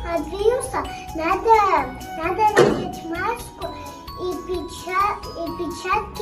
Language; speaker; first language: Russian; early bilingual, other home language; Kyrgyz